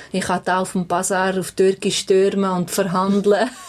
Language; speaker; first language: German; early bilingual, other home language; Albanian